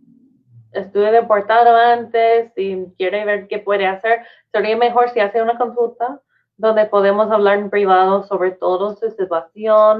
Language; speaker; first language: Spanish; non-native, fluent; English